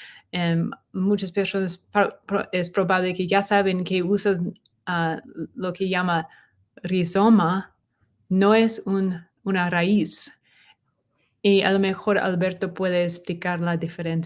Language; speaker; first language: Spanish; non-native, learner; English